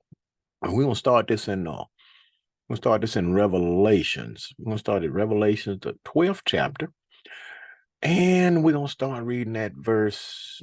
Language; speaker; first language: English; native; English